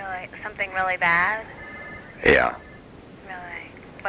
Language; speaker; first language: English; native; English